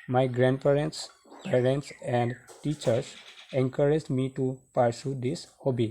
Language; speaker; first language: English; non-native, local second language; Assamese